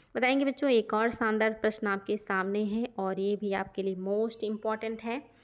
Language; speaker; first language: Hindi; native; Hindi